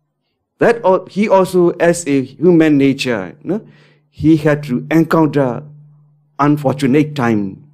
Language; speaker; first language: English; non-native, learner; Burmese